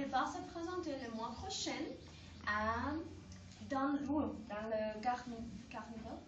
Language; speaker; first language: French; non-native, learner; Spanish